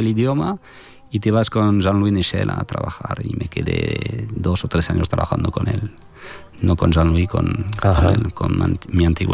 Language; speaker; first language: Spanish; non-native, fluent; French